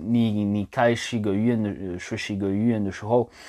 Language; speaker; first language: Chinese; non-native, learner; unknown